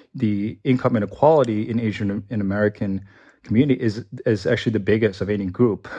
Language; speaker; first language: English; early bilingual, other home language; Chinese